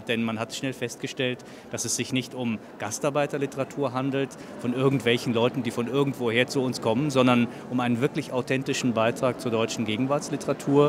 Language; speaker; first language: German; native; German